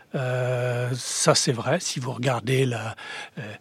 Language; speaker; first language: French; early bilingual, heritage; Czech